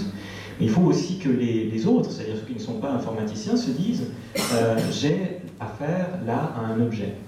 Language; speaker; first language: French; native; French